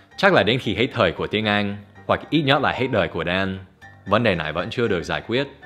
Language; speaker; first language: Vietnamese; non-native, fluent; English